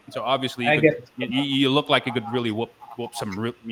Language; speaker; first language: English; non-native, local second language; Pampanga